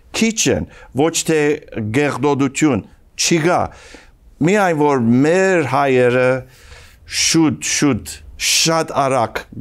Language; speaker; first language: Armenian; early bilingual, heritage; Armenian